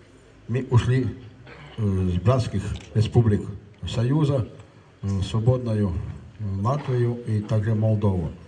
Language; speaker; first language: Russian; non-native, local second language; Latvian